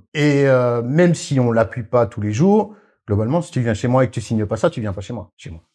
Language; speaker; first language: French; native; French